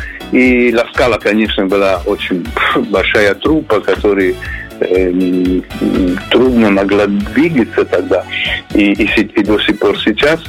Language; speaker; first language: Russian; non-native, learner; Italian